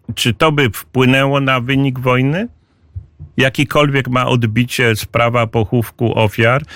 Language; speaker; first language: Polish; native; Polish